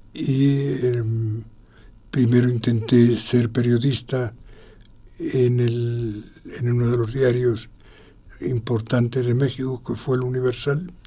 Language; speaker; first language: Spanish; native; Spanish